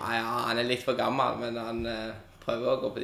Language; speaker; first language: Norwegian; native; Norwegian